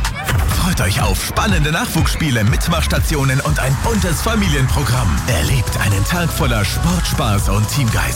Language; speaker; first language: German; native; German